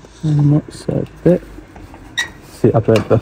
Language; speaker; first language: Italian; non-native, learner; Bangla